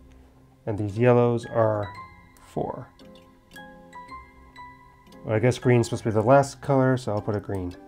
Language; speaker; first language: English; native; English